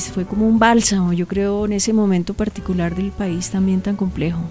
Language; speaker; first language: Spanish; native; Spanish